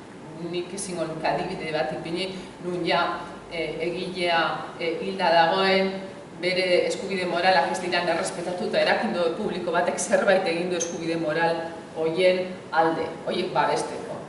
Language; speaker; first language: Basque; native; Basque